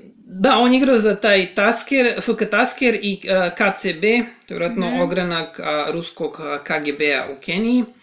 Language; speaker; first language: Serbian; native; Serbian